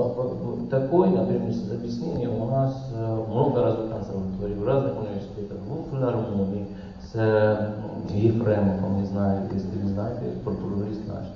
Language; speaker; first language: Russian; non-native, learner; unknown